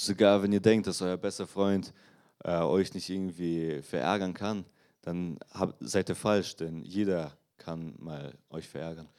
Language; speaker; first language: German; non-native, learner; Russian